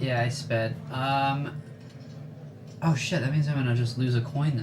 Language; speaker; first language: English; native; English